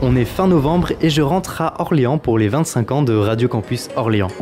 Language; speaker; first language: French; native; French